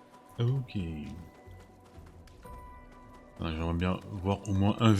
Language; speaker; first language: French; native; French